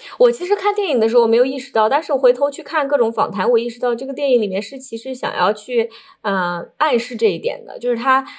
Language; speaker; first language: Chinese; native; Chinese